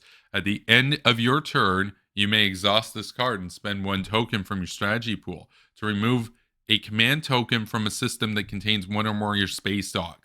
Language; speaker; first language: English; native; English